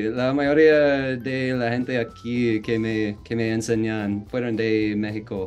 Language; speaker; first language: Spanish; non-native, learner; English